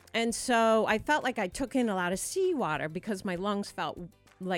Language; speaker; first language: English; native; English